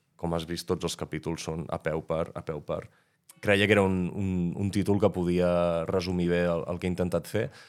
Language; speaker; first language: Catalan; native; Catalan